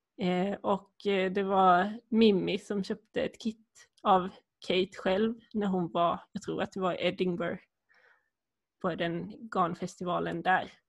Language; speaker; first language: Swedish; native; Swedish